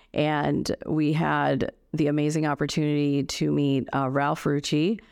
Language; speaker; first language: English; native; English